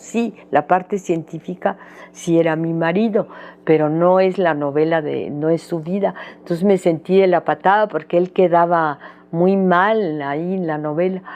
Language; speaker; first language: Spanish; early bilingual, other home language; French